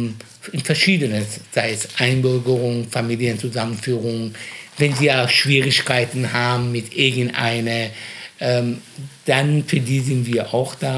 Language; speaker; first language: German; non-native, fluent; Persian